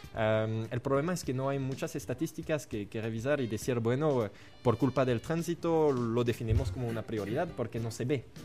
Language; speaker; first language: Spanish; non-native, fluent; French